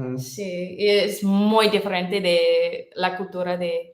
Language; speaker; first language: Spanish; non-native, learner; English